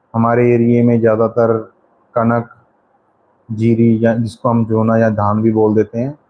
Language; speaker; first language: Hindi; non-native, local second language; Punjabi